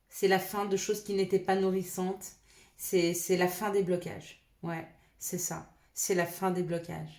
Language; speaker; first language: French; native; French